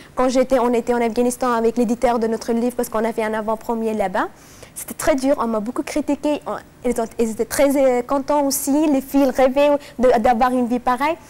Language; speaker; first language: French; non-native, fluent; Persian